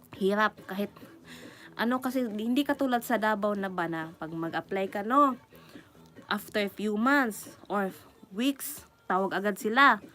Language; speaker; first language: Filipino; non-native, local second language; Cebuano